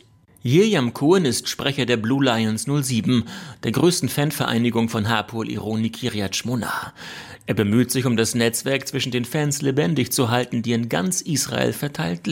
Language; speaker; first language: German; native; German